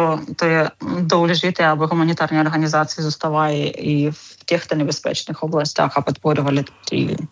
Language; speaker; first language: Czech; non-native, fluent; Ukrainian